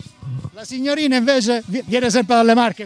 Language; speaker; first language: Italian; native; Italian